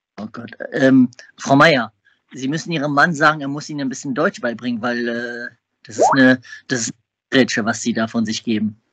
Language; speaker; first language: German; native; German